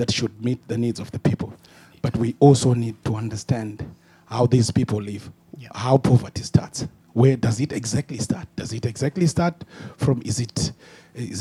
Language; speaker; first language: English; non-native, local second language; Shona